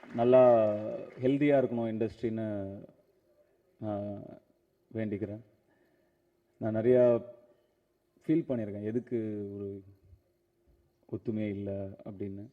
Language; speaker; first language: Tamil; native; Tamil